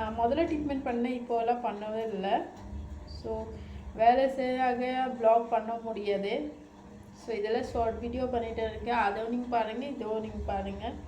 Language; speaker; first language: Tamil; non-native, learner; Hindi